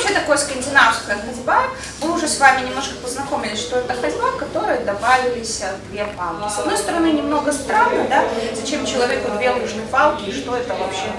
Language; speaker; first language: Russian; native; Russian